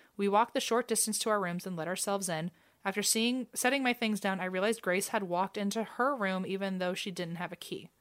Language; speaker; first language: English; native; English